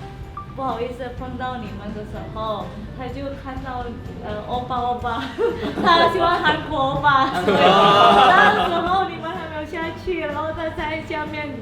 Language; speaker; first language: Chinese; non-native, fluent; Indonesian